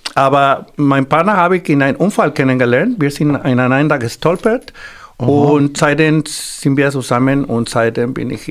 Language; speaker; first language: German; non-native, fluent; Spanish